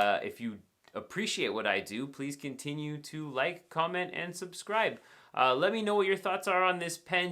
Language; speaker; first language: English; native; English